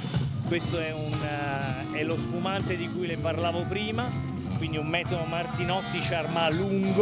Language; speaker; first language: Italian; native; Italian